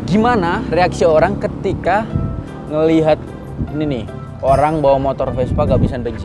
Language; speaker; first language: Indonesian; native; Indonesian